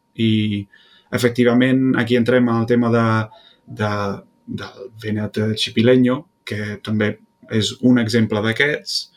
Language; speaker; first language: Catalan; non-native, fluent; Italian